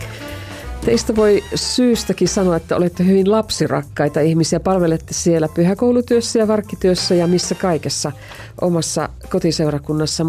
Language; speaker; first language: Finnish; native; Finnish